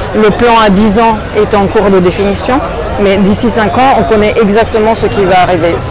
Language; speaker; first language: French; non-native, fluent; Italian